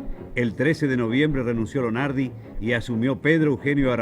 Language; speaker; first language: Spanish; native; Spanish